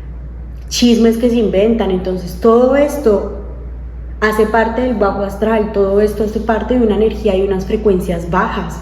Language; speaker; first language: Spanish; native; Spanish